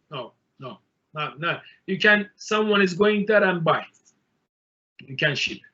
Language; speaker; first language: English; non-native, learner; Turkish